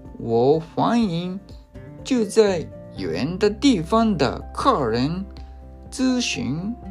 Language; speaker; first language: Chinese; non-native, fluent; Japanese